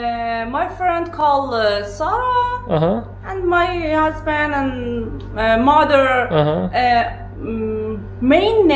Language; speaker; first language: English; non-native, learner; Persian